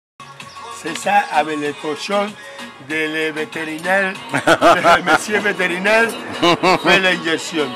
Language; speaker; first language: French; non-native, learner; Spanish